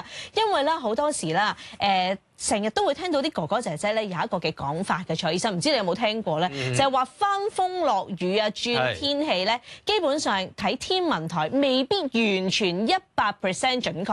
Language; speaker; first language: Cantonese; native; Cantonese